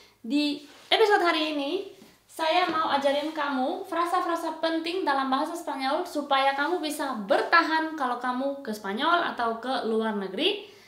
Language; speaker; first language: Indonesian; non-native, fluent; Spanish